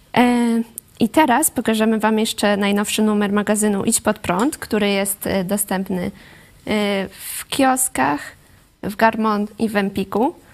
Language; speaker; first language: Polish; native; Polish